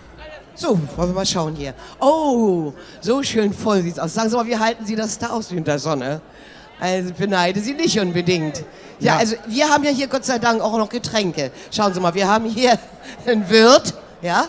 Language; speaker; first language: German; native; German